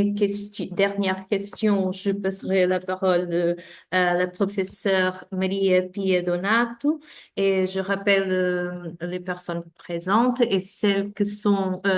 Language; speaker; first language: French; non-native, fluent; Portuguese